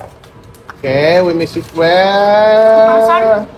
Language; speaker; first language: English; non-native, fluent; Indonesian